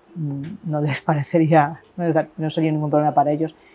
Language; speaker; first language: Spanish; native; Spanish